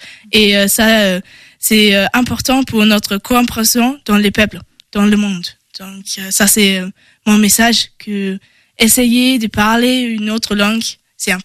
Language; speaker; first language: French; non-native, learner; German